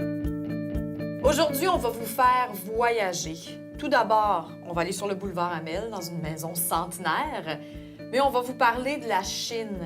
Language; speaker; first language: French; native; French